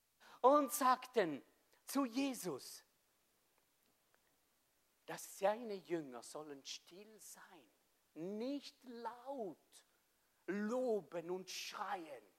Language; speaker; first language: German; non-native, fluent; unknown